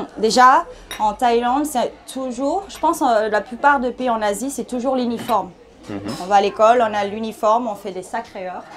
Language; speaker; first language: French; early bilingual, other home language; Thai